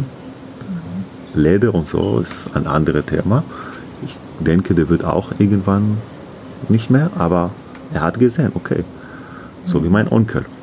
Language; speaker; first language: German; non-native, learner; Hebrew